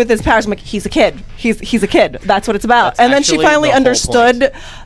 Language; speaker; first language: English; non-native, local second language; Filipino